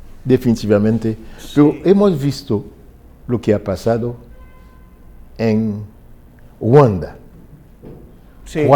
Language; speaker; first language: Spanish; non-native, fluent; Haitian Creole